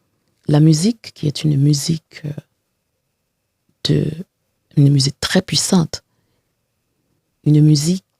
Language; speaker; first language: French; non-native, local second language; Haitian Creole